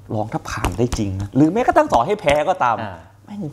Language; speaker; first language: Thai; native; Thai